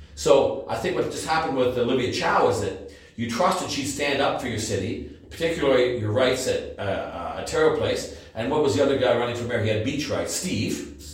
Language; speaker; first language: English; native; English